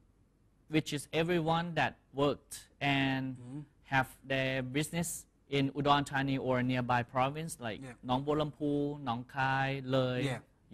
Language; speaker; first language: English; non-native, fluent; Thai